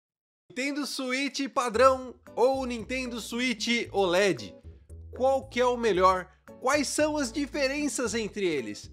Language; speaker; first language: Portuguese; native; Portuguese